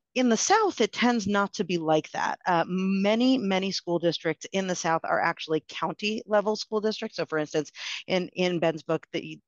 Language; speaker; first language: English; native; English